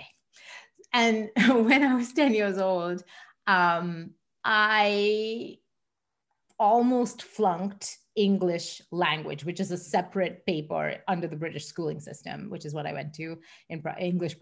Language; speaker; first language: English; non-native, local second language; Hindi